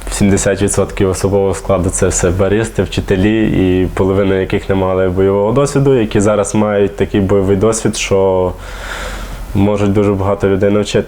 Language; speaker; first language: Ukrainian; native; Ukrainian